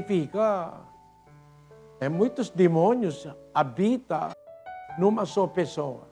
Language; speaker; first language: Portuguese; non-native, learner; Filipino